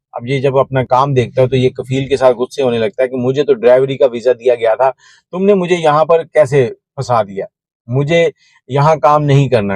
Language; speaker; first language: Urdu; non-native, local second language; Punjabi